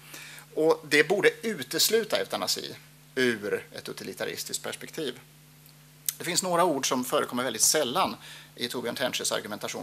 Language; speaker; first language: Swedish; native; Swedish